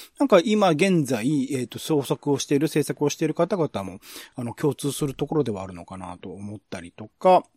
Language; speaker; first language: Japanese; native; Japanese